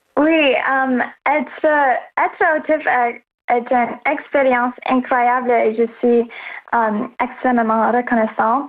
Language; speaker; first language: French; non-native, local second language; English